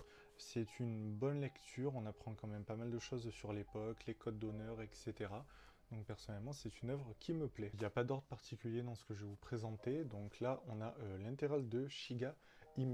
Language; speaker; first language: French; native; French